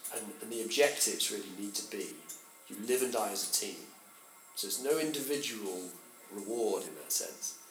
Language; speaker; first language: English; native; English